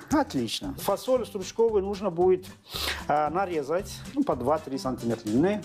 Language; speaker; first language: Russian; non-native, local second language; Azerbaijani